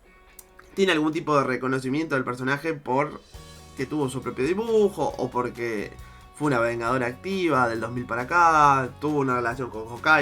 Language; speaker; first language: Spanish; native; Spanish